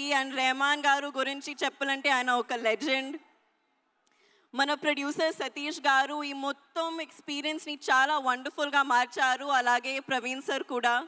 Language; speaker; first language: Telugu; non-native, learner; Hindi